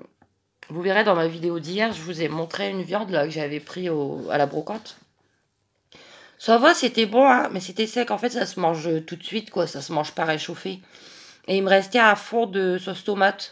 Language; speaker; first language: French; native; French